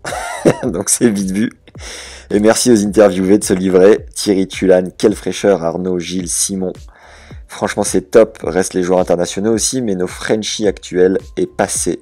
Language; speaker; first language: French; native; French